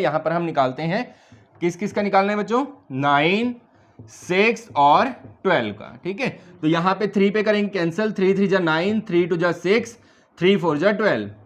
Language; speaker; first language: Hindi; native; Hindi